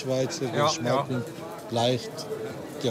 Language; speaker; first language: German; non-native, learner; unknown